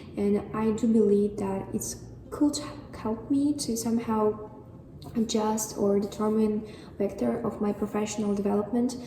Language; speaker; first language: English; non-native, fluent; Russian